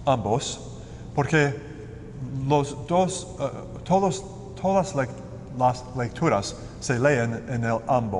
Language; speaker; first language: Spanish; non-native, learner; English